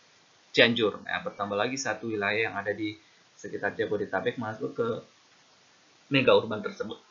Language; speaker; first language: Indonesian; native; Indonesian